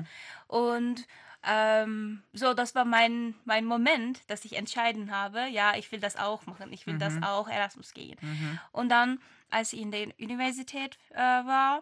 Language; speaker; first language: German; non-native, fluent; Turkish